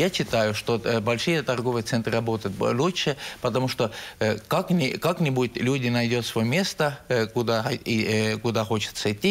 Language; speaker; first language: Russian; non-native, local second language; Estonian